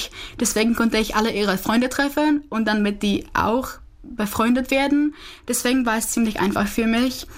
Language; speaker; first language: German; non-native, fluent; Czech